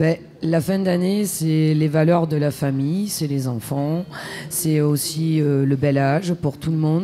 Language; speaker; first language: French; native; French